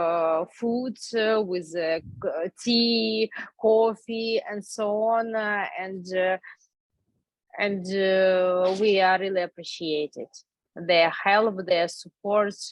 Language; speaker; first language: English; non-native, learner; Ukrainian